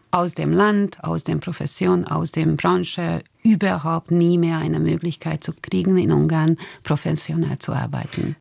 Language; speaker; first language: German; non-native, fluent; Hungarian